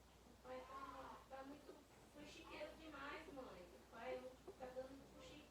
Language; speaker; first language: Portuguese; native; Portuguese